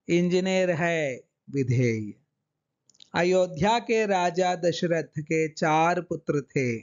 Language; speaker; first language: Hindi; non-native, local second language; Telugu